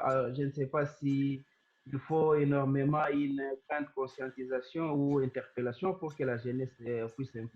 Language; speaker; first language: French; non-native, local second language; Swahili